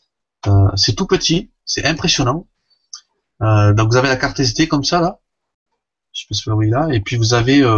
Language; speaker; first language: French; native; French